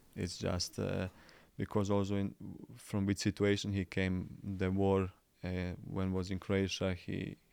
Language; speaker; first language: English; non-native, fluent; Croatian